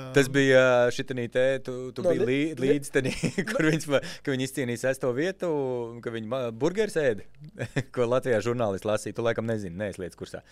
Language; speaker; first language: Latvian; native; Latvian